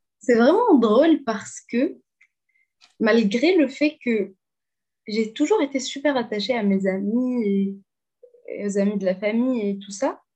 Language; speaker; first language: French; non-native, local second language; Arabic